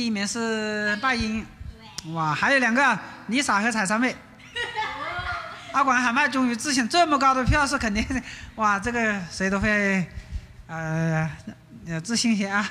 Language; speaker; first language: Chinese; native; Chinese